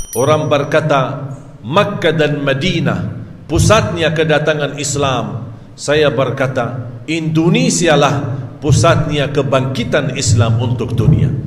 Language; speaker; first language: Malay; non-native, fluent; Arabic